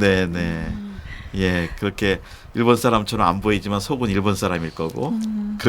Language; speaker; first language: Korean; native; Korean